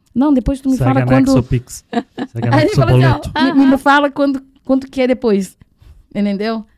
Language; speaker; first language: Portuguese; non-native, fluent; Chinese